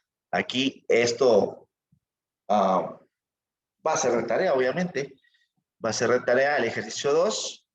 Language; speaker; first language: Spanish; native; Spanish